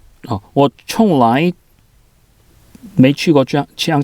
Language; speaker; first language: Chinese; non-native, learner; Korean